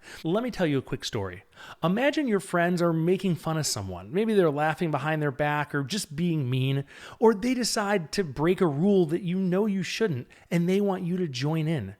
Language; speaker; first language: English; native; English